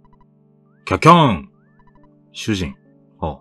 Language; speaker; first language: Japanese; native; Japanese